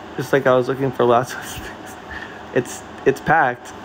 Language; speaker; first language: English; native; English